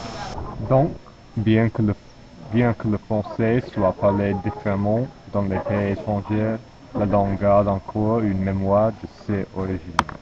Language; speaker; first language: French; non-native, learner; English